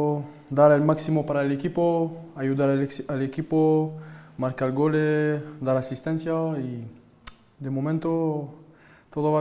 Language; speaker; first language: Spanish; non-native, fluent; French